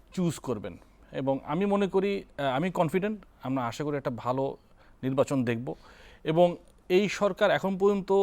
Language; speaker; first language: Bangla; native; Bangla